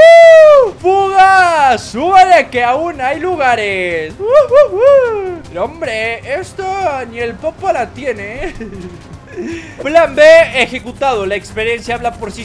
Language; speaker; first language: Spanish; native; Spanish